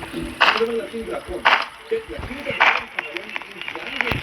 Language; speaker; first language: Hebrew; native; Hebrew